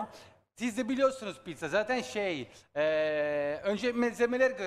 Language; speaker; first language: Turkish; non-native, learner; Italian